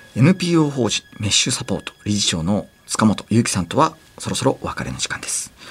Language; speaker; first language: Japanese; native; Japanese